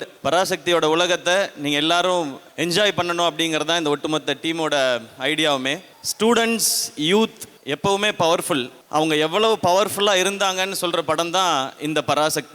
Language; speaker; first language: Tamil; native; Tamil